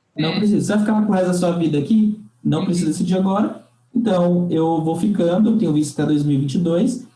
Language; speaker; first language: Portuguese; native; Portuguese